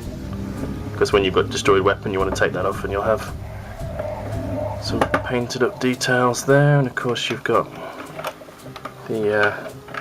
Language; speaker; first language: English; native; English